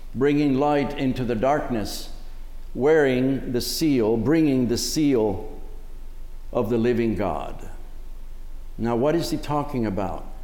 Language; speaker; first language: English; early bilingual, other home language; Spanish